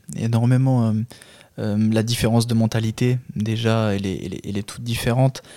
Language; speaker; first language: French; non-native, fluent; Albanian